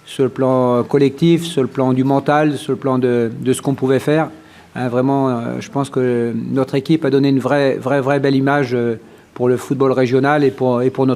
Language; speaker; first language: French; native; French